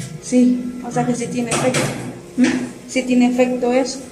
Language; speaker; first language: Spanish; native; Spanish